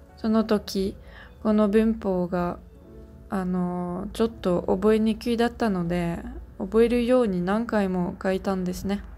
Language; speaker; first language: Japanese; non-native, fluent; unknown